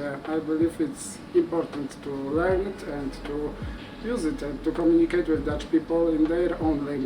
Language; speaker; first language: English; non-native, fluent; Polish